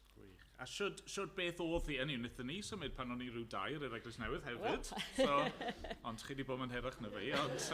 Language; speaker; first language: Welsh; native; Welsh